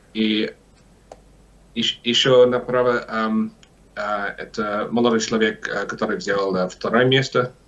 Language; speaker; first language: Russian; non-native, learner; English